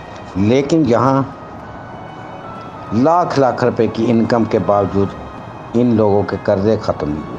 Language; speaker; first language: Urdu; native; Urdu